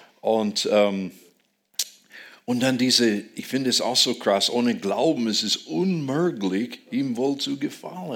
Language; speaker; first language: German; non-native, fluent; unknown